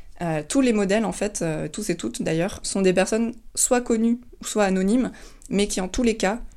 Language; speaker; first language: French; native; French